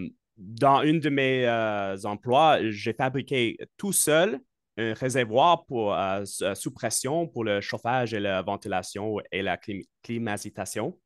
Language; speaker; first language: French; non-native, local second language; English